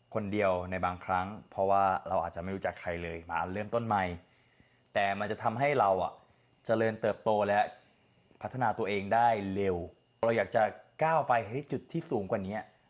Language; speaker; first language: Thai; native; Thai